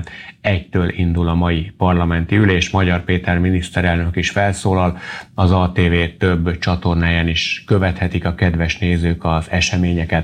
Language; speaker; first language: Hungarian; native; Hungarian